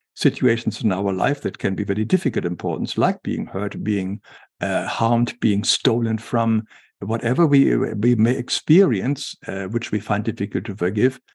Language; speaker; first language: English; non-native, fluent; German